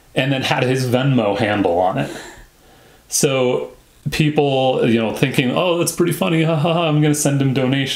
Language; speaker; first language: English; native; English